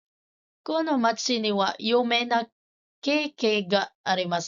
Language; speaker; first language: Japanese; non-native, fluent; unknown